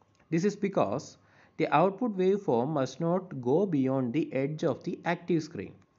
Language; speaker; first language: English; non-native, local second language; Malayalam